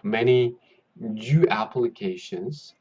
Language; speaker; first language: English; non-native, learner; Korean